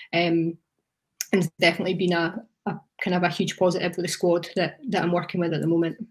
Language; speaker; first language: English; native; English